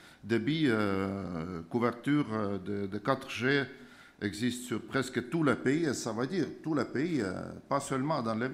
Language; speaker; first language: French; non-native, fluent; Estonian